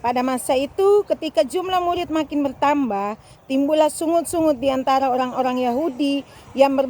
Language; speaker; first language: Indonesian; native; Indonesian